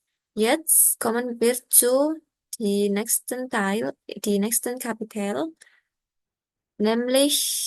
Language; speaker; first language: German; non-native, learner; Indonesian